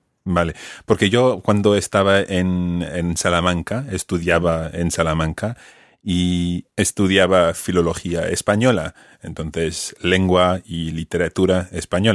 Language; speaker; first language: Spanish; non-native, fluent; English